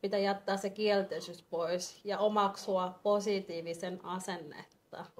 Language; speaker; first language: Finnish; non-native, fluent; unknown